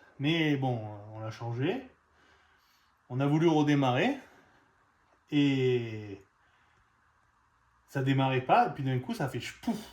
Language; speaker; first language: French; native; French